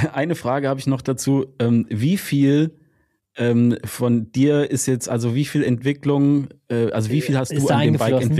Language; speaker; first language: German; native; German